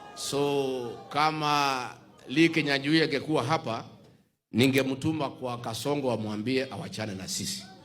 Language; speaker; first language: Swahili; non-native, local second language; Kikuyu